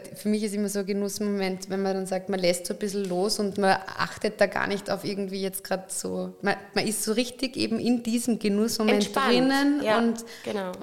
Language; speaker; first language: German; native; German